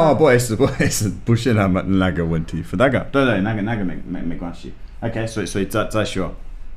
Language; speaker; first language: Chinese; non-native, fluent; English